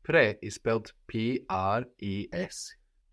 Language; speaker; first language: French; non-native, fluent; English